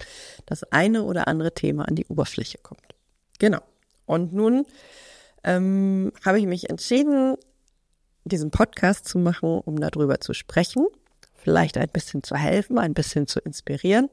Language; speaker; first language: German; native; German